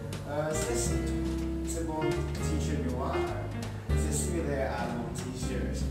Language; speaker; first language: French; non-native, learner; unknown